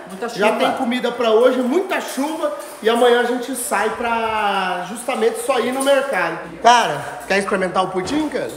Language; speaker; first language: Portuguese; native; Portuguese